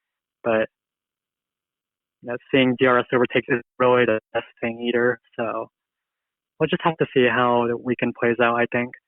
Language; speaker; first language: English; native; English